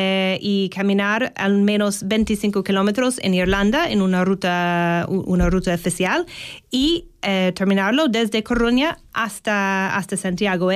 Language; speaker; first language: Spanish; non-native, fluent; English